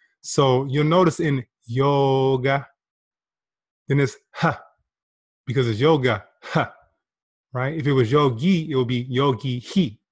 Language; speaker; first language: English; native; English